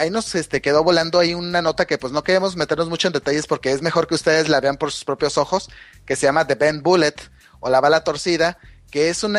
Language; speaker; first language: Spanish; native; Spanish